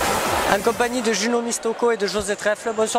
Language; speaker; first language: French; native; French